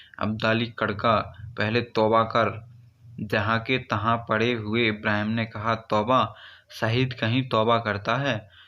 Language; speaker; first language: Hindi; native; Hindi